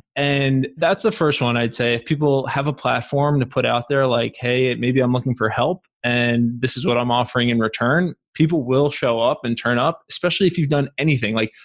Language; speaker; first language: English; native; English